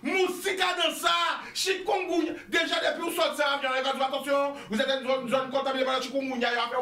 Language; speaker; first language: French; non-native, local second language; Guadeloupean Creole French